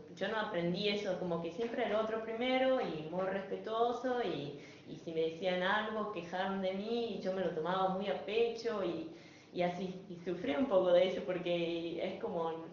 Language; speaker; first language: Spanish; non-native, fluent; German